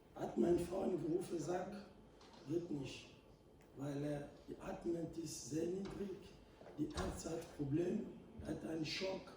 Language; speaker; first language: German; non-native, learner; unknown